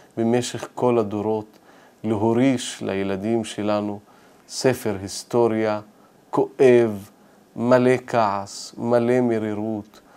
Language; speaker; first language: Hebrew; non-native, local second language; Arabic